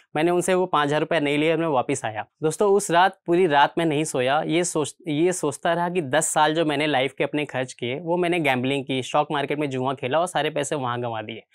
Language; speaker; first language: Hindi; native; Hindi